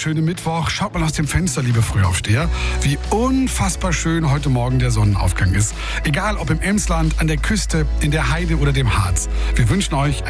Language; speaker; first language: German; native; German